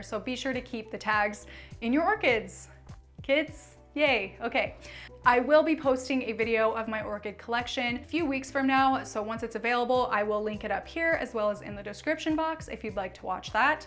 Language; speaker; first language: English; native; English